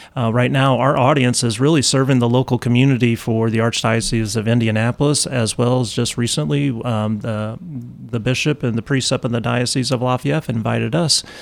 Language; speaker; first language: English; native; English